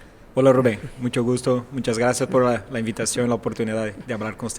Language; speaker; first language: Spanish; non-native, fluent; Portuguese